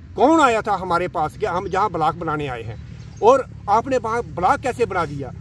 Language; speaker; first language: Hindi; native; Hindi